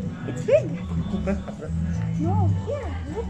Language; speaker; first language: English; non-native, local second language; Filipino